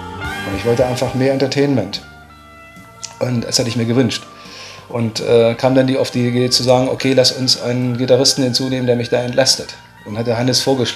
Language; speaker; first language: German; native; German